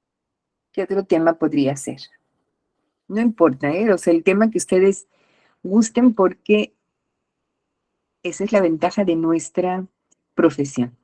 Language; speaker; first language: Spanish; native; Spanish